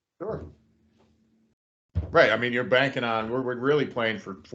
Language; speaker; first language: English; native; English